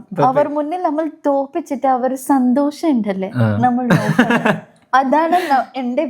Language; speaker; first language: Malayalam; non-native, learner; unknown